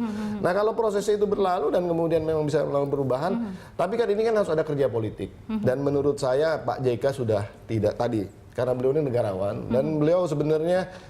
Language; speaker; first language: Indonesian; native; Indonesian